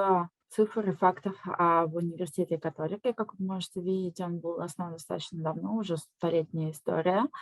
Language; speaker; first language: Russian; native; Russian